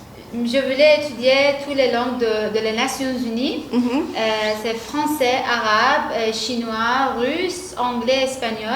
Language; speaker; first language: French; non-native, fluent; Arabic